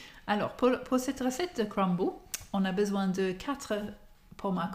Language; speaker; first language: French; non-native, fluent; English